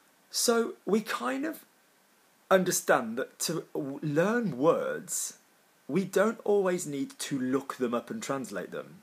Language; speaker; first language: English; native; English